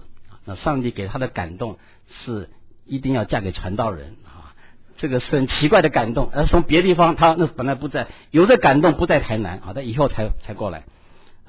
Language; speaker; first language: Chinese; native; Chinese